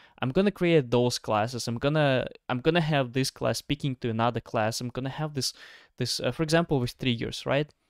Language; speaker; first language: English; non-native, fluent; Ukrainian